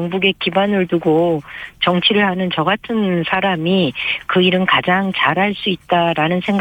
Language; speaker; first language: Korean; native; Korean